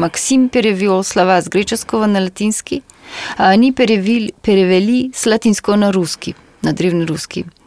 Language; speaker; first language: Russian; non-native, fluent; Slovenian